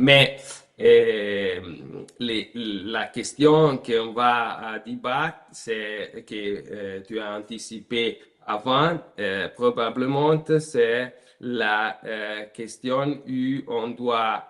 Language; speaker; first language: French; non-native, learner; Italian